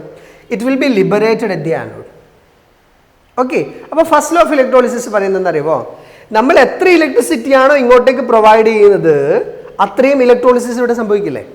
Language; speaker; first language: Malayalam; native; Malayalam